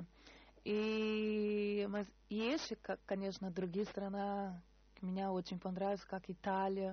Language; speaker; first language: Russian; non-native, learner; Portuguese